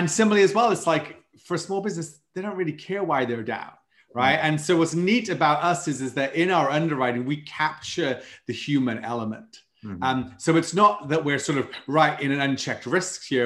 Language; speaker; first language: English; native; English